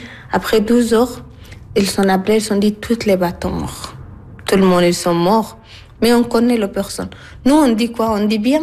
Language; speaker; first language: French; non-native, learner; Arabic